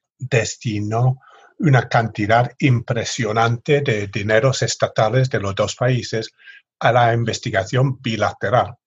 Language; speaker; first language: Spanish; non-native, fluent; English